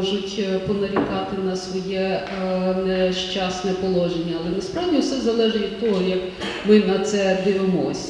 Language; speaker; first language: Ukrainian; native; Ukrainian